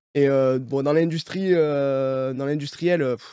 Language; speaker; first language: French; native; French